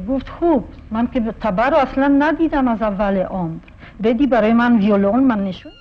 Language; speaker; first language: Persian; non-native, fluent; Polish